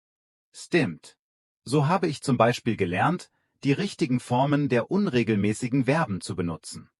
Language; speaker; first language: German; non-native, fluent; Vietnamese